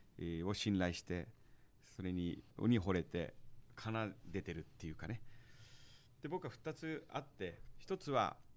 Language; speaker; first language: Japanese; early bilingual, heritage; Japanese